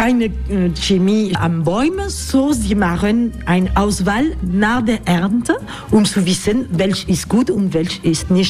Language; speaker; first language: German; non-native, learner; French